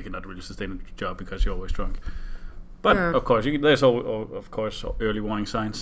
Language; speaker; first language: English; non-native, fluent; Danish